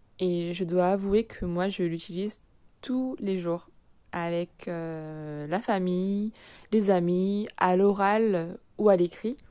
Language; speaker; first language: French; native; French